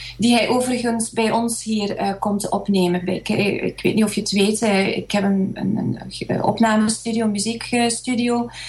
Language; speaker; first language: Dutch; early bilingual, other home language; Hungarian